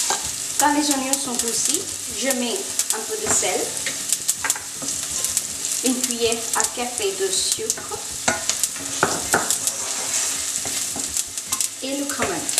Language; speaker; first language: French; non-native, fluent; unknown